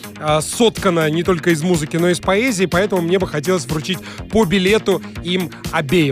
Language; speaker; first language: Russian; native; Russian